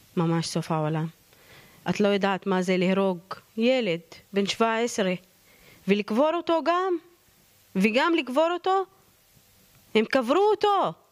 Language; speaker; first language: Hebrew; non-native, local second language; Arabic